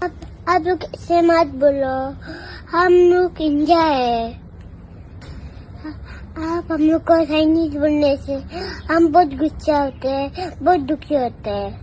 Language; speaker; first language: Hindi; non-native, local second language; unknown